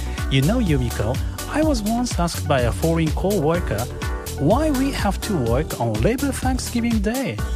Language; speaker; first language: English; non-native, fluent; Japanese